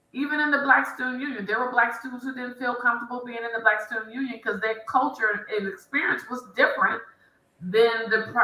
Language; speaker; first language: English; native; English